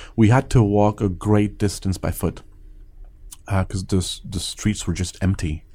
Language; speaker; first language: English; early bilingual, other home language; Persian